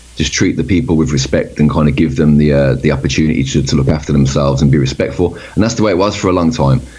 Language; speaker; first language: English; native; English